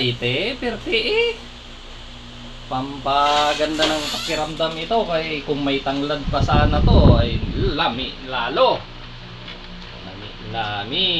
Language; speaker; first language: Filipino; non-native, local second language; Hiligaynon